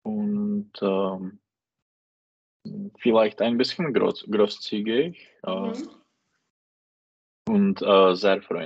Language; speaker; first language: German; non-native, learner; Czech